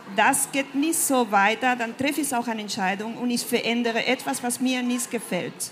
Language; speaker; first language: German; non-native, fluent; Spanish